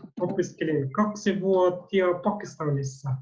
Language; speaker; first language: Finnish; non-native, learner; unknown